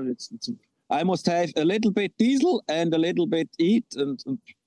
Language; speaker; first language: English; non-native, learner; Swiss German